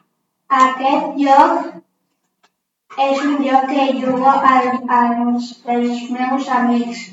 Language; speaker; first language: Catalan; non-native, local second language; Spanish